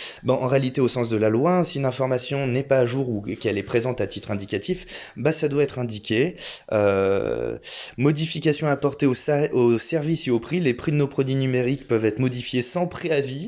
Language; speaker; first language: French; native; French